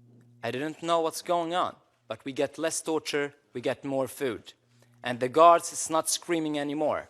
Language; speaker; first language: English; non-native, local second language; Arabic